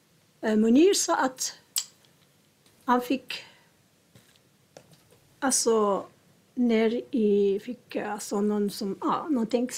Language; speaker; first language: Swedish; non-native, learner; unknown